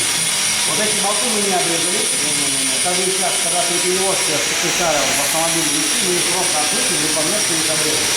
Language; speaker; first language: Russian; native; Russian